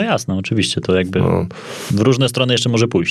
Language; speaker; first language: Polish; native; Polish